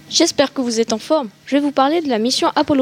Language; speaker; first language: French; native; French